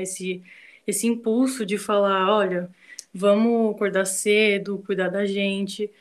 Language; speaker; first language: Portuguese; native; Portuguese